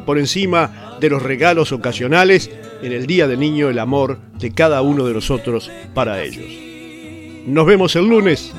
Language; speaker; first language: Spanish; native; Spanish